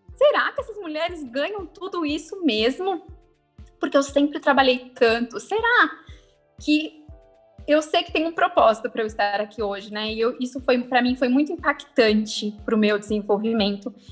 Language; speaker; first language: Portuguese; native; Portuguese